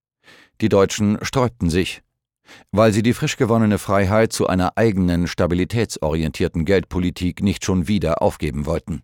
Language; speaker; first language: German; native; German